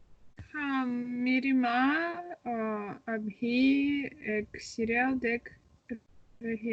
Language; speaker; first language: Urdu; non-native, learner; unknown